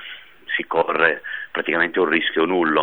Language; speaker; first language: Italian; native; Italian